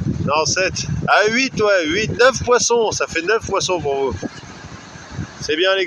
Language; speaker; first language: French; native; French